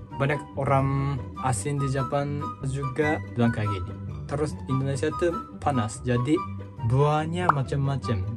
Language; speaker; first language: Indonesian; non-native, fluent; Japanese